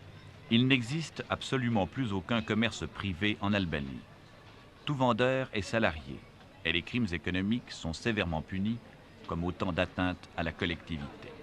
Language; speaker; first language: French; native; French